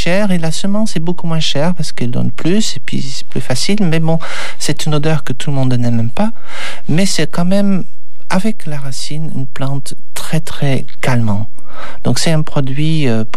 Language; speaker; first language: French; native; French